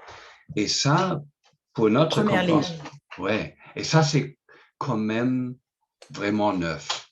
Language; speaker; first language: French; non-native, fluent; English